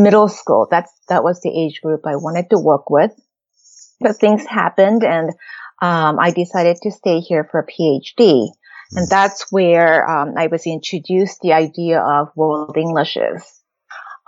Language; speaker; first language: English; non-native, fluent; Japanese